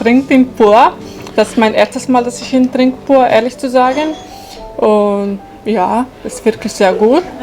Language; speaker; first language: German; non-native, fluent; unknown